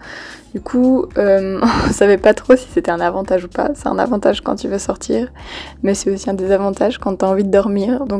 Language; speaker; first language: French; native; French